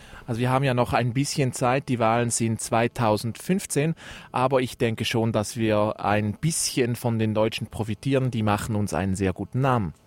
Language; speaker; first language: German; native; German